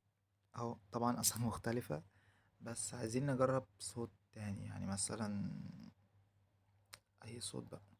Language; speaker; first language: Arabic; native; Arabic